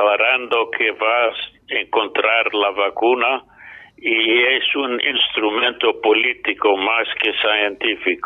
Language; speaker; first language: Spanish; non-native, fluent; English